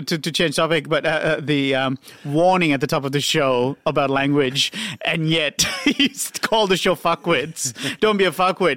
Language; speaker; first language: English; non-native, local second language; Sinhala